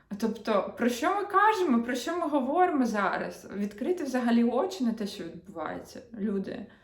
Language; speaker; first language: Ukrainian; non-native, local second language; Russian